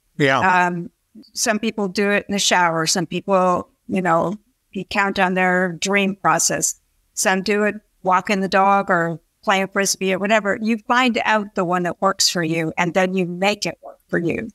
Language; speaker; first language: English; native; English